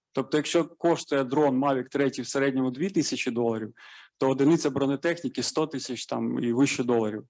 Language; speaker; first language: Ukrainian; native; Ukrainian